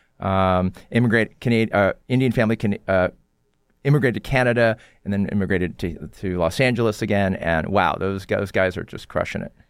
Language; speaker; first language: English; early bilingual, other home language; Korean